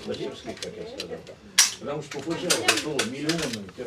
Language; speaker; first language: Russian; native; Russian